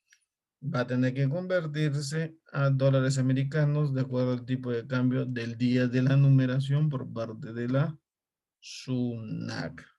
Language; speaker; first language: Spanish; native; Spanish